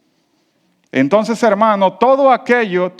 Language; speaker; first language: Spanish; native; Spanish